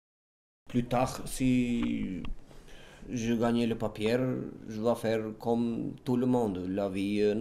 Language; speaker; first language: French; non-native, learner; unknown